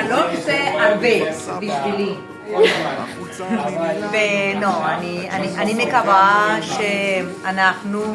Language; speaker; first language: Hebrew; non-native, learner; Spanish